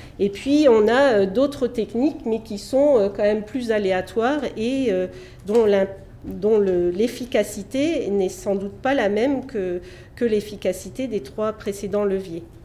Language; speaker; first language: French; native; French